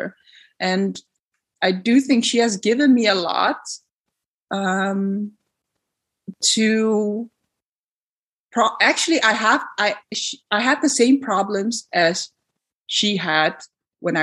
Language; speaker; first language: English; non-native, fluent; Dutch